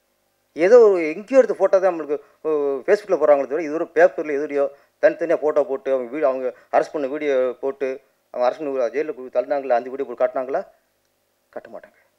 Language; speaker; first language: Tamil; native; Tamil